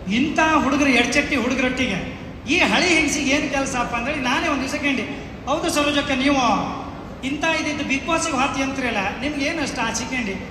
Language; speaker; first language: Kannada; native; Kannada